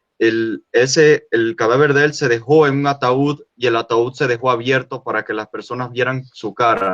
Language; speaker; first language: Spanish; non-native, local second language; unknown